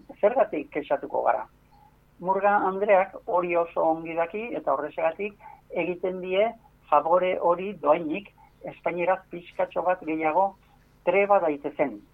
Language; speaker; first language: Basque; native; Basque